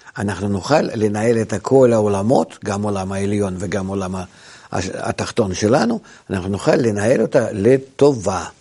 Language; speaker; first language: Hebrew; non-native, fluent; Russian